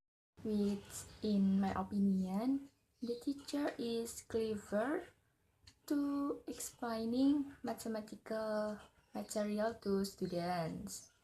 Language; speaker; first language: English; non-native, learner; Indonesian